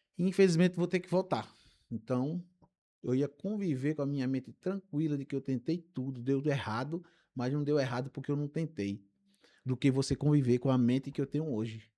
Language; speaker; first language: Portuguese; native; Portuguese